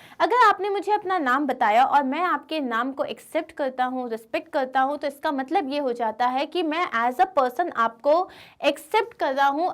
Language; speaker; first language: Hindi; non-native, local second language; Telugu